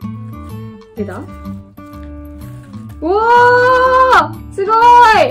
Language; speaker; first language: Japanese; native; Japanese